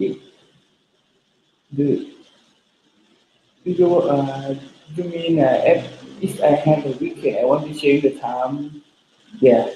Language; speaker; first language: English; non-native, learner; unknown